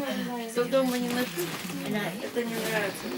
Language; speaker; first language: Russian; non-native, local second language; Tatar